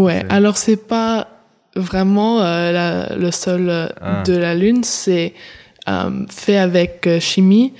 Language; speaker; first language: French; early bilingual, heritage; English